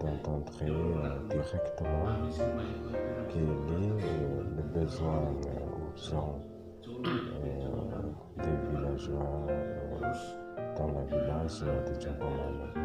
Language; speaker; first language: French; non-native, fluent; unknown